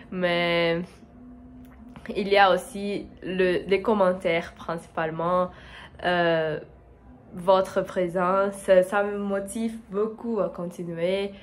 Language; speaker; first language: French; non-native, learner; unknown